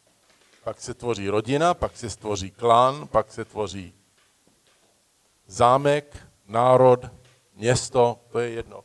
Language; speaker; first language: Czech; early bilingual, heritage; Czech